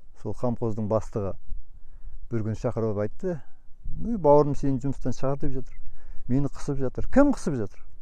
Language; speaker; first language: Kazakh; native; Kazakh